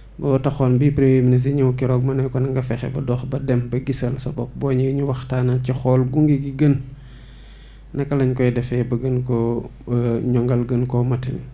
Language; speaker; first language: Wolof; non-native, local second language; Serer